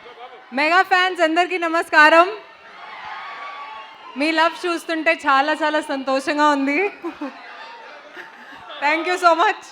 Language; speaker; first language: Telugu; non-native, fluent; Hindi